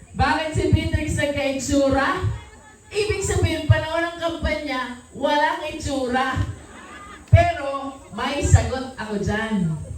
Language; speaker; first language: Filipino; native; Filipino